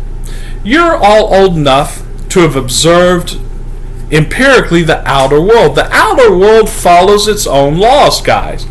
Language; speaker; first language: English; native; English